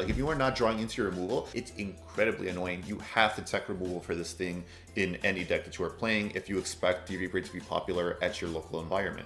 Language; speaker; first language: English; native; English